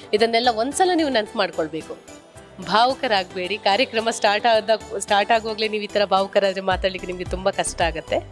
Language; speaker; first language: Kannada; native; Kannada